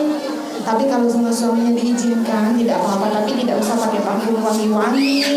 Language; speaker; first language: Indonesian; non-native, local second language; Javanese